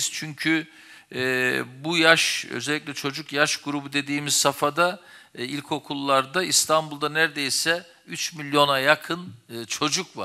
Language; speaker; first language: Turkish; native; Turkish